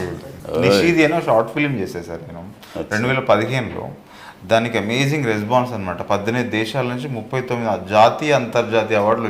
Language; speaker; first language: Telugu; native; Telugu